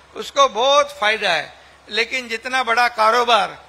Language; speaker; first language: Hindi; non-native, local second language; Marathi